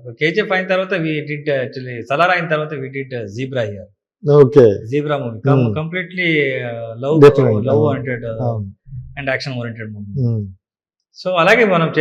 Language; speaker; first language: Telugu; non-native, learner; Kannada